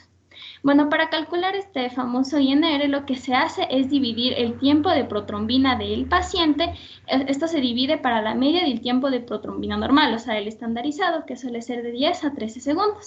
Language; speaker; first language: Spanish; native; Spanish